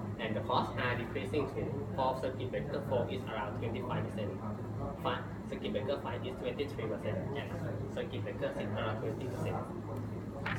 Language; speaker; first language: English; non-native, learner; Thai